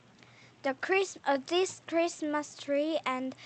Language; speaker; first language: English; non-native, learner; Korean